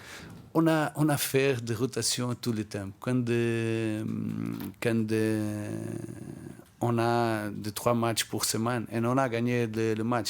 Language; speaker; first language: French; non-native, fluent; Portuguese